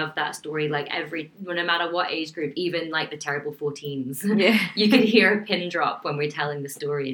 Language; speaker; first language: English; native; English